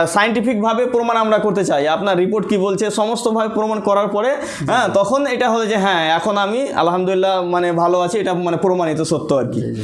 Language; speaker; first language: Bangla; native; Bangla